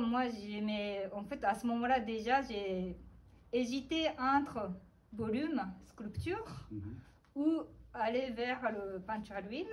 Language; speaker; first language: French; non-native, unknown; Japanese